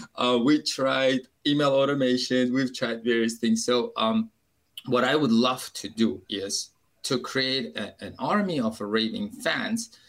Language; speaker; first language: English; non-native, fluent; Uzbek